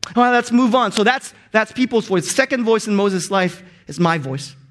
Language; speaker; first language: English; non-native, local second language; Korean